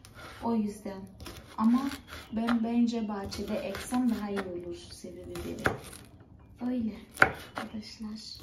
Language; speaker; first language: Turkish; non-native, fluent; Portuguese